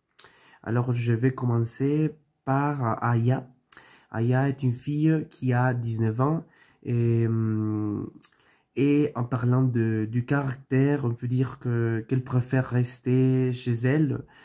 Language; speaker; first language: French; non-native, learner; Spanish